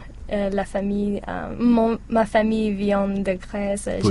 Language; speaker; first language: French; non-native, learner; English